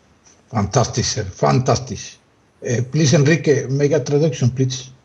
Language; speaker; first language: English; non-native, learner; Spanish